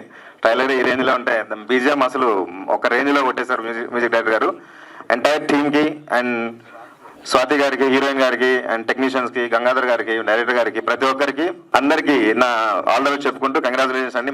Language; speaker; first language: Telugu; native; Telugu